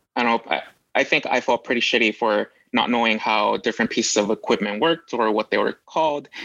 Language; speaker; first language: English; native; English